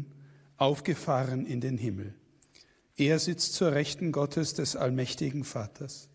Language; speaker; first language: German; native; German